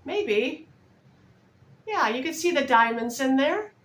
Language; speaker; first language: English; native; English